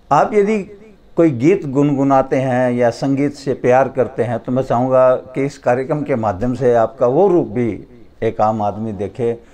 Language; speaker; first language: Hindi; native; Hindi